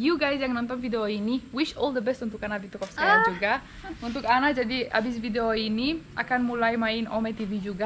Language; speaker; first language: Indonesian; non-native, fluent; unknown